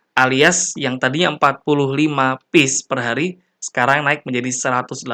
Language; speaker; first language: Indonesian; native; Indonesian